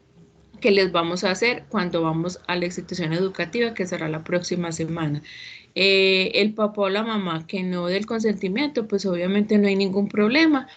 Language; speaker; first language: Spanish; native; Spanish